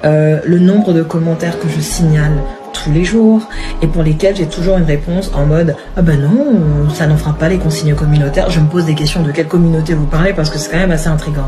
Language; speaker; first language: French; native; French